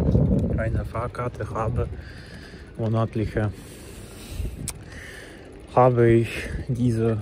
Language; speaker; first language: German; non-native, learner; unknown